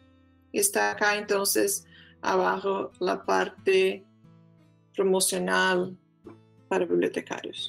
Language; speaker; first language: Spanish; non-native, fluent; Portuguese